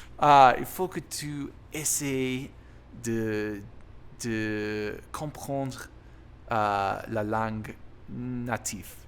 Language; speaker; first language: French; non-native, learner; English